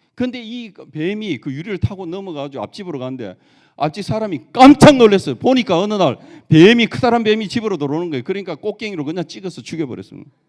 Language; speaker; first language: Korean; native; Korean